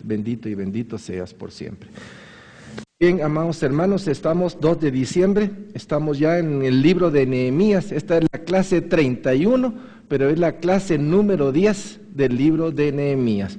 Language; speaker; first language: Spanish; native; Spanish